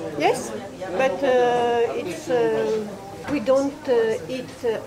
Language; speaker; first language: English; non-native, learner; French